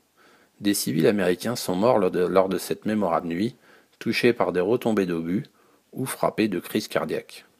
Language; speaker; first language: French; native; French